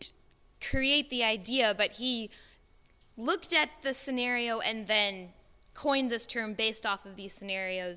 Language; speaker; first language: English; native; English